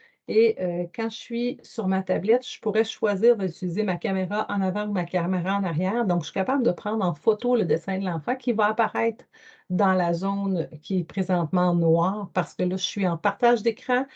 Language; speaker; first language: French; native; French